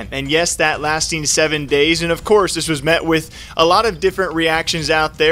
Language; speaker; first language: English; native; English